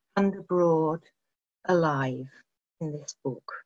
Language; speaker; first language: English; native; English